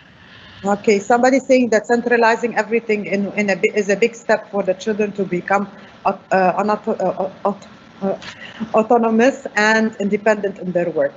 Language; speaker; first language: English; non-native, fluent; Arabic